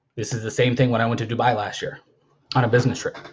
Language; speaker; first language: English; native; English